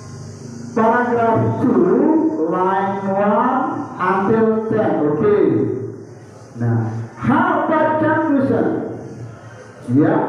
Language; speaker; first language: English; non-native, local second language; Indonesian